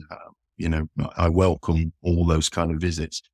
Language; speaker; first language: English; native; English